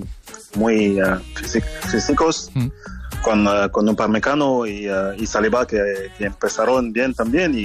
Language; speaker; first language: Spanish; non-native, fluent; French